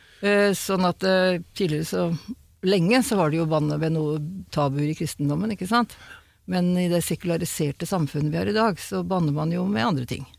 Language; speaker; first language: Norwegian; native; Norwegian